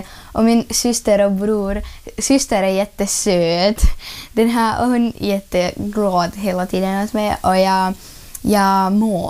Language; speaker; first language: Swedish; non-native, learner; Russian